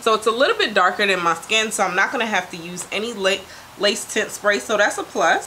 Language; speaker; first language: English; native; English